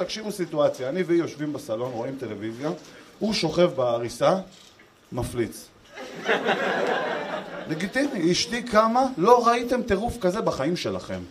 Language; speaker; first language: Hebrew; native; Hebrew